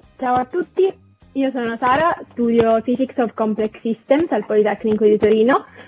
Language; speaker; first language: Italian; native; Italian